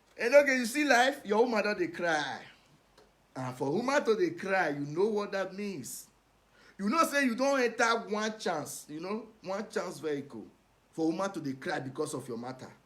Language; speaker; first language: Nigerian Pidgin; non-native, local second language; Esan